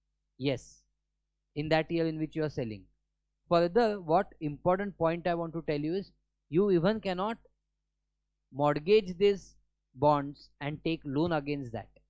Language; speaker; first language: English; non-native, local second language; Hindi